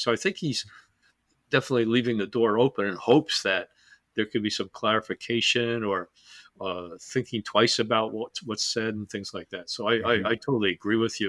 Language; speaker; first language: English; native; English